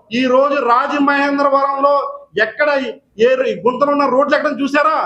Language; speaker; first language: Telugu; native; Telugu